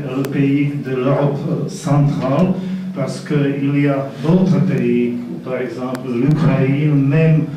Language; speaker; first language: French; non-native, fluent; Slovak